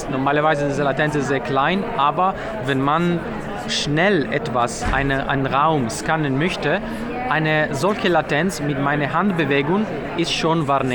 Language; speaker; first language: German; non-native, fluent; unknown